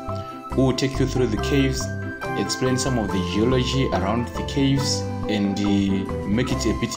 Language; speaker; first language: English; non-native, local second language; Shona